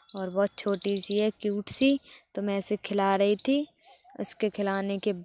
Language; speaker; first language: Hindi; native; Hindi